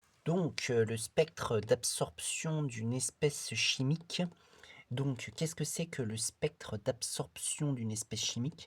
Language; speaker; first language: French; native; French